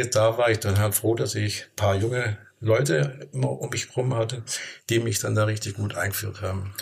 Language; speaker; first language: German; native; German